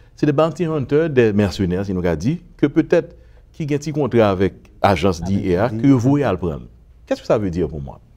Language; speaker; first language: French; non-native, local second language; Haitian Creole